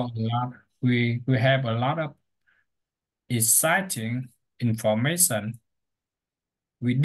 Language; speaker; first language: English; non-native, learner; Vietnamese